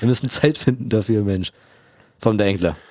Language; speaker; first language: German; native; German